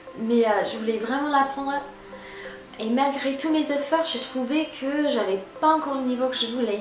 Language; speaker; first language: French; non-native, fluent; English